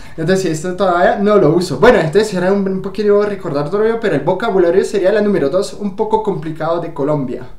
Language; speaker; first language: Spanish; non-native, fluent; French